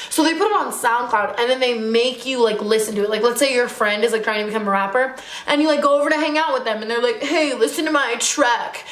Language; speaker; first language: English; native; English